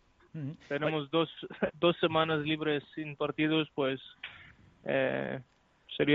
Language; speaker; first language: Spanish; non-native, learner; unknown